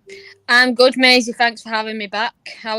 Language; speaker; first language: English; native; English